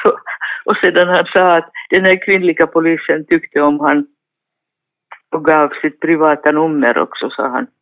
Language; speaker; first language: Swedish; non-native, fluent; Finnish